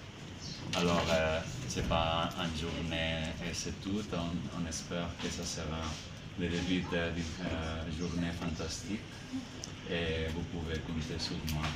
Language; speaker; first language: French; non-native, learner; Spanish